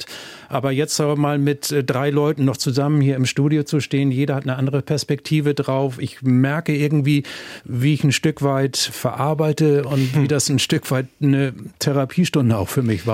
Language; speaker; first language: German; native; German